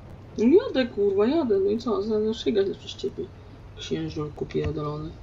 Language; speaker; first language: Polish; native; Polish